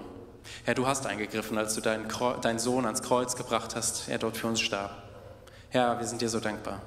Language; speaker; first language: German; native; German